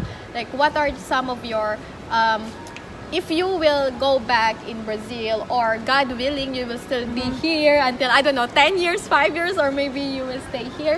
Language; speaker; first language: English; non-native, fluent; Filipino